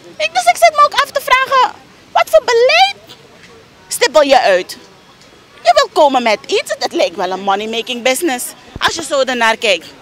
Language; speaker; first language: Dutch; native; Dutch